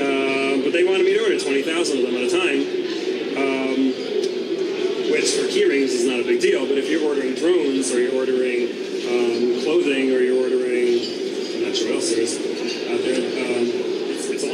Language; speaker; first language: English; native; English